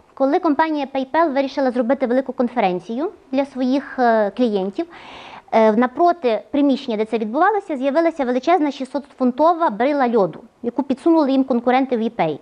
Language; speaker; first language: Ukrainian; native; Ukrainian